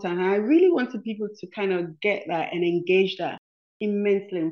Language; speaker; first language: English; non-native, local second language; Krio